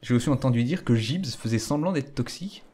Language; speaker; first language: French; native; French